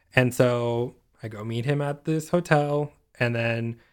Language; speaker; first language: English; native; English